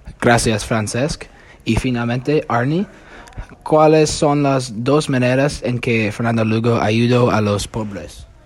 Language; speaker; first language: Spanish; non-native, learner; English